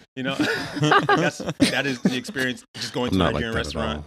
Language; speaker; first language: English; native; English